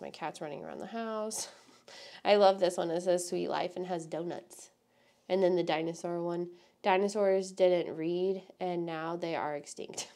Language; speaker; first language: English; native; English